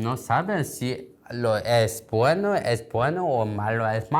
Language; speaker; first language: Spanish; non-native, learner; Korean